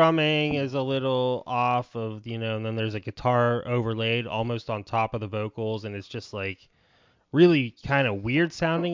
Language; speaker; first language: English; native; English